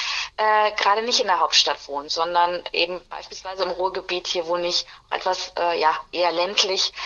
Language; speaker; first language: German; native; German